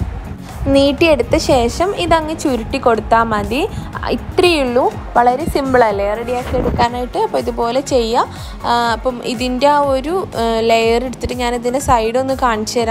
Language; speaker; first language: Malayalam; native; Malayalam